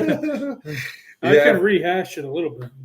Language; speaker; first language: English; native; English